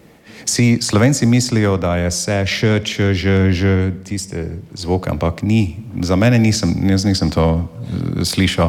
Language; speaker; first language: Slovenian; non-native, fluent; English